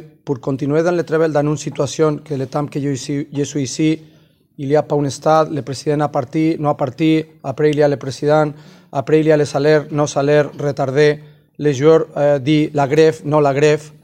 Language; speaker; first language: French; non-native, fluent; Spanish